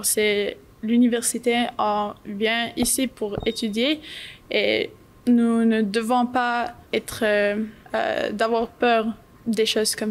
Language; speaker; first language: French; non-native, local second language; English